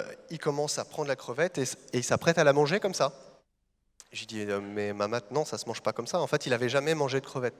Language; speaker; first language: French; native; French